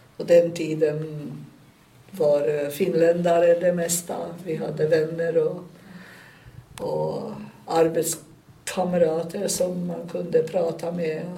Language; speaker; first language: Swedish; non-native, fluent; Hungarian